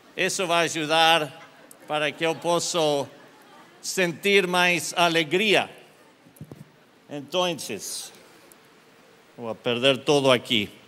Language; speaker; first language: Portuguese; non-native, learner; English